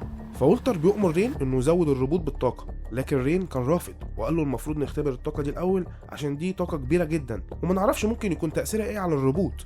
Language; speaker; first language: Arabic; native; Arabic